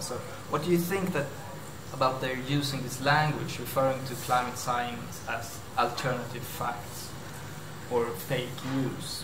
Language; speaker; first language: English; non-native, fluent; Swedish